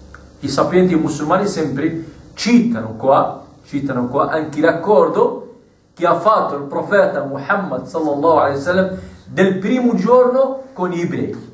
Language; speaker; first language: Italian; non-native, fluent; Arabic